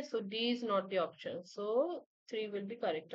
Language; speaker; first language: Hindi; native; Hindi